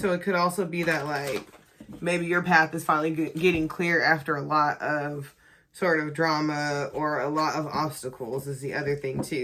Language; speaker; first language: English; native; English